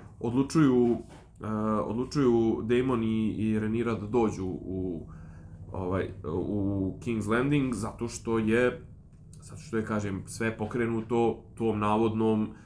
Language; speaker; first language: Serbian; native; Serbian